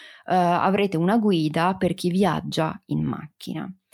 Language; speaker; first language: Italian; native; Italian